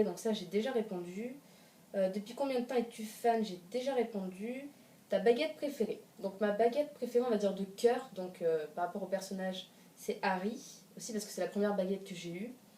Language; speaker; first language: French; native; French